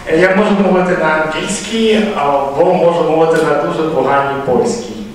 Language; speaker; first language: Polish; non-native, learner; Ukrainian